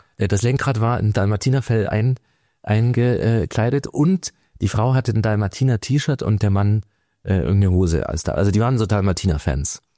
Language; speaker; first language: German; native; German